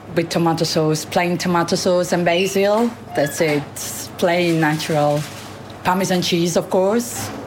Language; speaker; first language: English; non-native, fluent; Italian